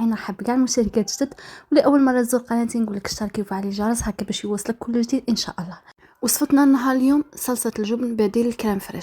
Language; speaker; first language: Arabic; native; Arabic